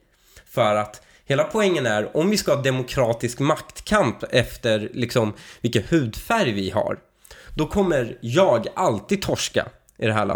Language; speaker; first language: Swedish; native; Swedish